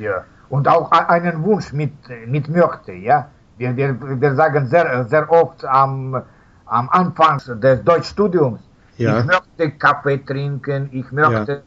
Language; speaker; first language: German; non-native, fluent; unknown